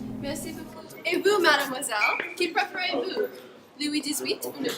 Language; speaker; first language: French; non-native, learner; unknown